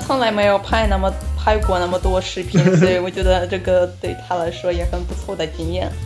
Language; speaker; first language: Chinese; non-native, fluent; Ukrainian